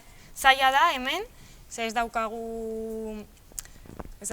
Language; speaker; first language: Basque; non-native, local second language; Spanish